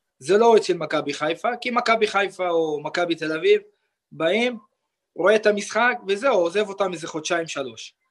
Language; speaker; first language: Hebrew; non-native, local second language; Arabic